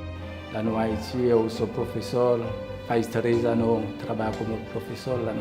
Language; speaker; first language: Portuguese; non-native, learner; Haitian Creole